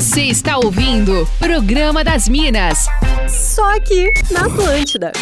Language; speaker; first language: Portuguese; native; Portuguese